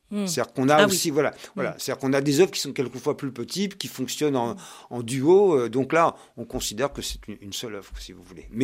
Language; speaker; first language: French; native; French